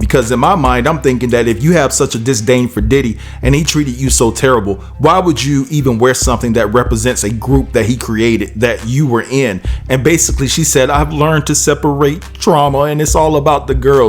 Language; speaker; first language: English; native; English